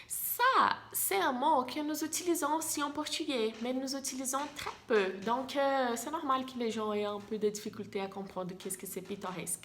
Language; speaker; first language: French; non-native, fluent; Portuguese